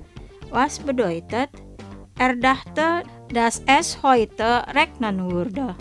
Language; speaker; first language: German; non-native, fluent; Indonesian